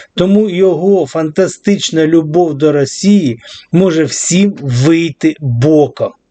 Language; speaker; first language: Ukrainian; non-native, local second language; Russian